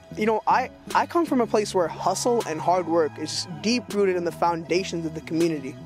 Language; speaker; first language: English; native; English